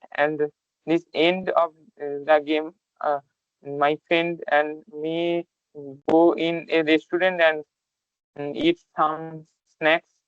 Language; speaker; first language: English; non-native, learner; Bangla